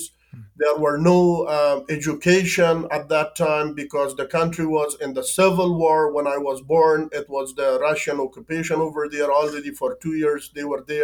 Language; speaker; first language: English; non-native, fluent; Persian